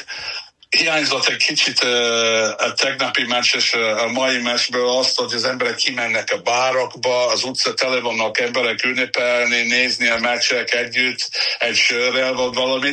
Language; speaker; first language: Hungarian; non-native, learner; English